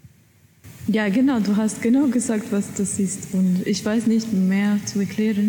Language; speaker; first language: German; non-native, learner; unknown